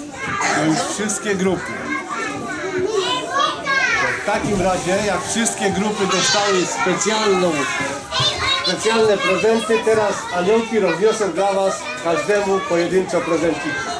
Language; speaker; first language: Polish; native; Polish